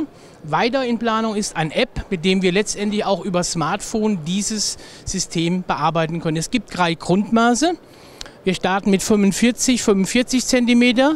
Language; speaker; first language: German; native; German